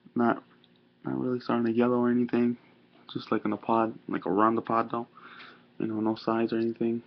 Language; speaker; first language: English; native; English